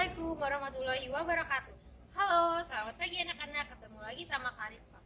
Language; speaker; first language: Indonesian; native; Indonesian